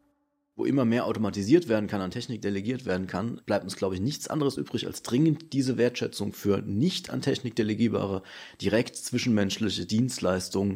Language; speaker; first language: German; native; German